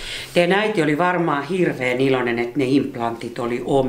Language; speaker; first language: Finnish; native; Finnish